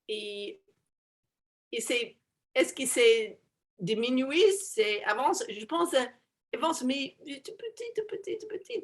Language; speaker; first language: French; non-native, learner; English